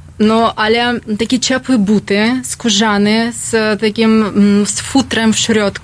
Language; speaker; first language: Polish; non-native, learner; Russian